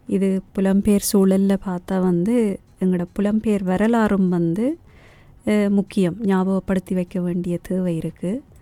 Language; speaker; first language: Tamil; native; Tamil